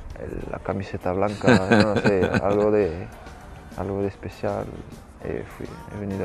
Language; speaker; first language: Spanish; non-native, fluent; French